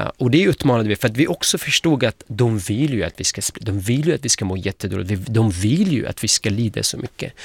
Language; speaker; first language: Swedish; non-native, fluent; Arabic